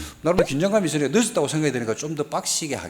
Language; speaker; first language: Korean; native; Korean